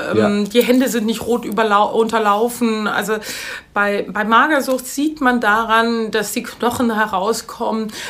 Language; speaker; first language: German; native; German